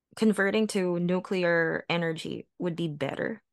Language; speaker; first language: English; non-native, local second language; Filipino